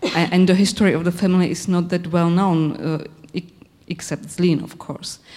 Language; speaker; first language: English; non-native, fluent; Czech